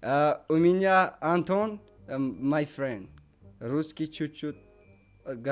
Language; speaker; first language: Russian; non-native, local second language; Tajik